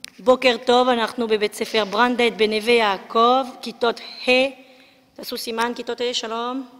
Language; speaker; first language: Hebrew; native; Hebrew